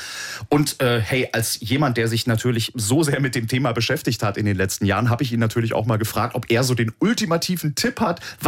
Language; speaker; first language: German; native; German